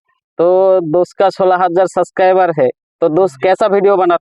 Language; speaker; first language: Hindi; non-native, learner; Bangla